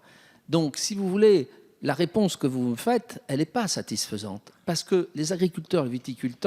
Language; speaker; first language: French; native; French